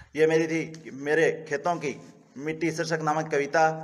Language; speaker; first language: Hindi; native; Hindi